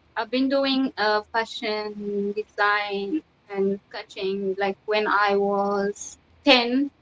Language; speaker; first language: English; non-native, fluent; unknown